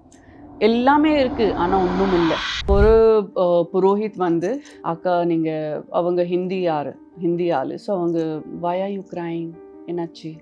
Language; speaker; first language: Tamil; non-native, local second language; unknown